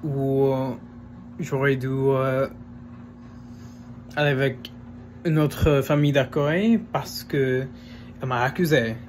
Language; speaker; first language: French; non-native, fluent; English